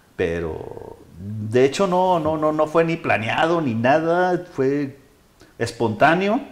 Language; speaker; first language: Spanish; native; Spanish